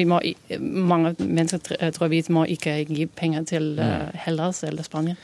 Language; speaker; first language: Norwegian; non-native, learner; Dutch